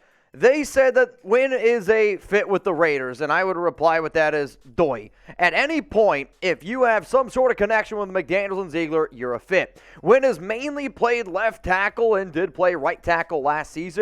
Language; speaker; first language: English; native; English